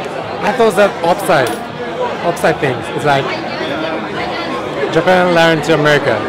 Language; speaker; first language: English; non-native, learner; Japanese